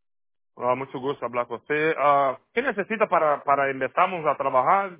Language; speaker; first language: Spanish; non-native, learner; Portuguese